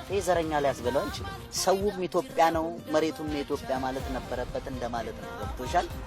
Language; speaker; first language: Amharic; non-native, local second language; Oromo